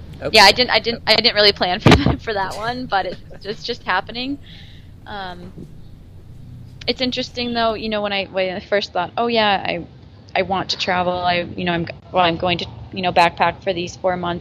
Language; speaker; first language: English; native; English